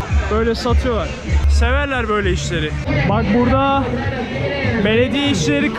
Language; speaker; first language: Turkish; native; Turkish